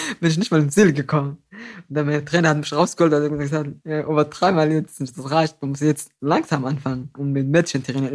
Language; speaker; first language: German; non-native, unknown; Somali